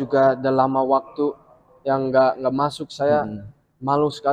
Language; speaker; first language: Indonesian; early bilingual, heritage; English